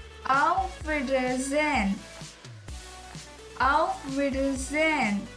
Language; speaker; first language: German; non-native, learner; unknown